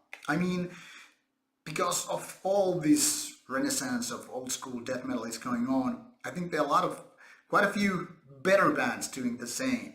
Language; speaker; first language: English; non-native, fluent; Finnish